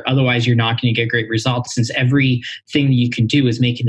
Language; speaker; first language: English; native; English